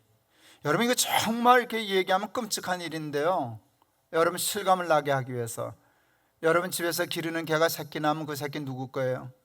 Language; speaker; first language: Korean; native; Korean